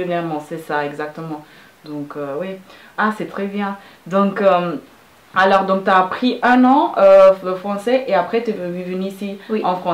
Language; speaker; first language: French; non-native, fluent; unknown